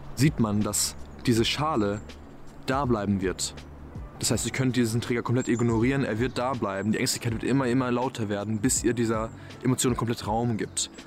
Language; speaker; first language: German; native; German